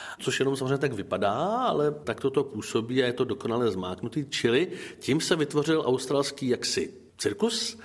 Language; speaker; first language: Czech; native; Czech